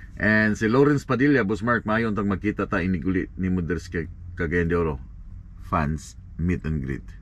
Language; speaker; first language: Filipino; non-native, local second language; Cebuano